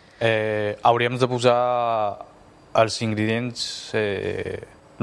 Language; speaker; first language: Catalan; non-native, fluent; Chinese